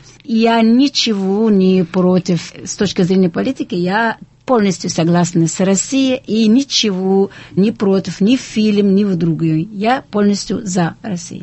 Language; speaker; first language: Russian; non-native, fluent; Arabic